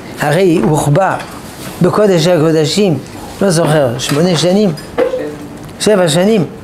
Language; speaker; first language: Hebrew; non-native, fluent; French